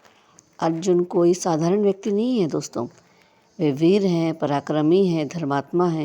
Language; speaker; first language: Hindi; native; Hindi